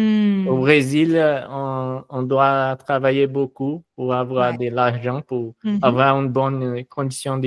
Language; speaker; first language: French; non-native, fluent; Portuguese